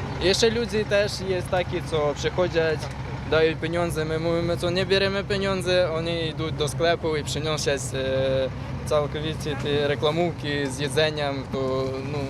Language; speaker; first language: Polish; non-native, learner; Ukrainian